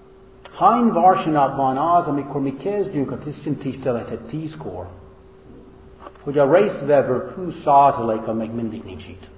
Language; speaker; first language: Hungarian; non-native, fluent; English